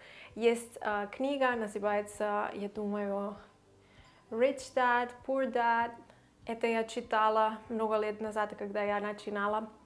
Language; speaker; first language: Russian; non-native, learner; Catalan